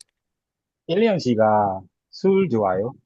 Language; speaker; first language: Korean; non-native, learner; Burmese